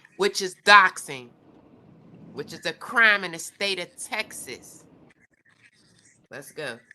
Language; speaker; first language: English; native; English